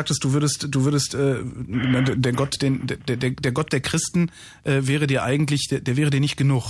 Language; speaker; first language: German; native; German